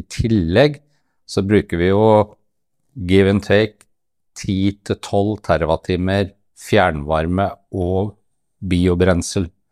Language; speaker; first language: Norwegian; native; Norwegian